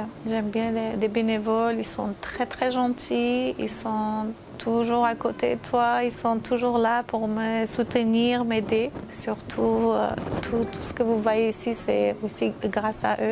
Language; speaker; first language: French; non-native, fluent; Armenian